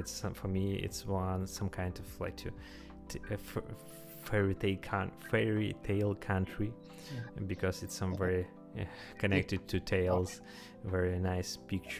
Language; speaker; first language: English; non-native, learner; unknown